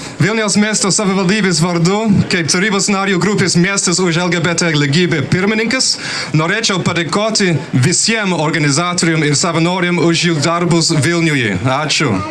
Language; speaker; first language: Lithuanian; non-native, fluent; English